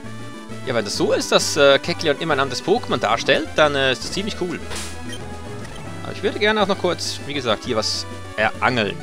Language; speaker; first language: German; native; German